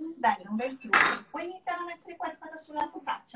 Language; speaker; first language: Italian; native; Italian